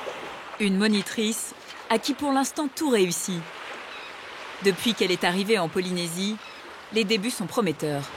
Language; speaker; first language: French; native; French